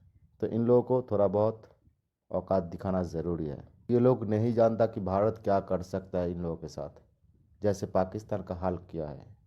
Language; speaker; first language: Hindi; non-native, local second language; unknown